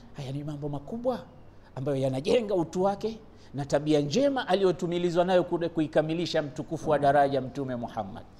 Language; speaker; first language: Swahili; native; Swahili